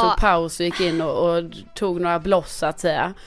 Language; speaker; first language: Swedish; native; Swedish